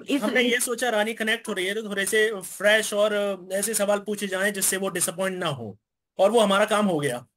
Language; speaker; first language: Hindi; native; Hindi